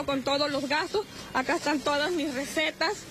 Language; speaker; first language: Spanish; native; Spanish